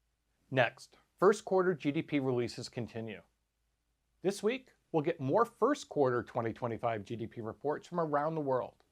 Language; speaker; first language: English; native; English